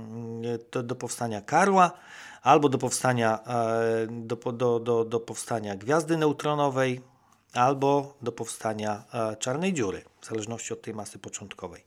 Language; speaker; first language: Polish; native; Polish